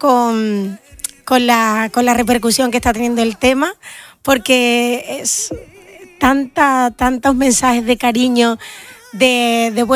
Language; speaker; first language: Spanish; native; Spanish